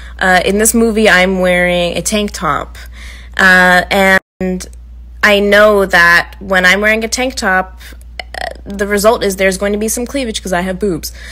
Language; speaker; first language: English; native; English